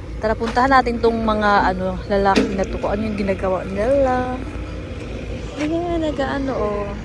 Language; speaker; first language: Filipino; non-native, local second language; Cebuano